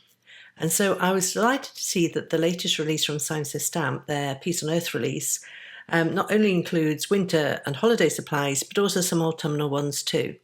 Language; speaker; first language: English; native; English